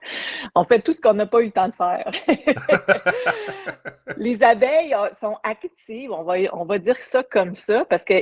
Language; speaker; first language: French; native; French